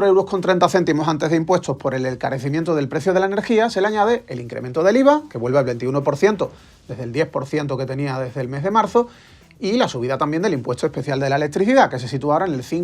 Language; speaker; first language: Spanish; native; Spanish